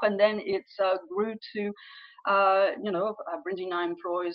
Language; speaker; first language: English; non-native, fluent; French